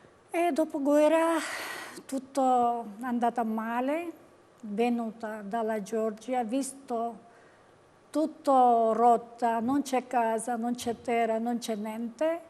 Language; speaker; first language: Italian; non-native, learner; Georgian